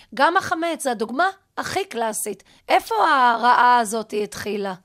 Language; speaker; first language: Hebrew; native; Hebrew